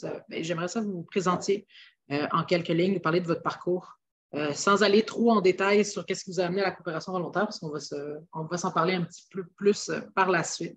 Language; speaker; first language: French; native; French